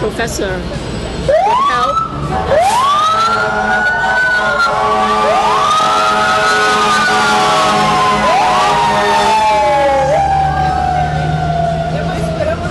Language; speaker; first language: English; non-native, local second language; Cantonese